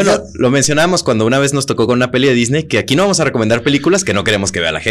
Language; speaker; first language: Spanish; native; Spanish